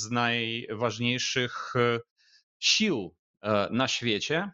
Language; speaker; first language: Polish; non-native, fluent; Ukrainian